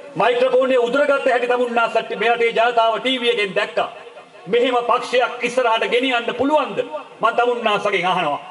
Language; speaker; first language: Sinhala; non-native, local second language; Tamil